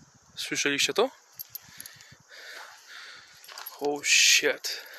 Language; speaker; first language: Polish; native; Polish